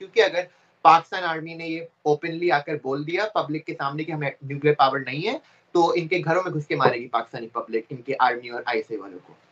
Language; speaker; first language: Urdu; native; Urdu